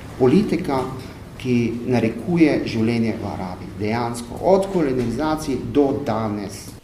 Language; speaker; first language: Slovenian; early bilingual, other home language; Arabic